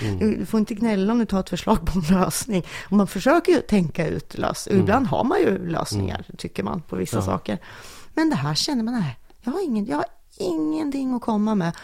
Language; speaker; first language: Swedish; native; Swedish